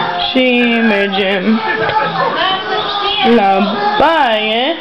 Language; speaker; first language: Romanian; early bilingual, heritage; Romanian